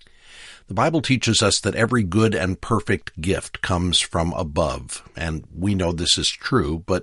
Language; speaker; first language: English; native; English